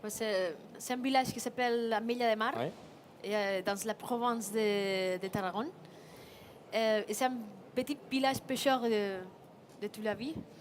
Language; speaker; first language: French; non-native, fluent; Spanish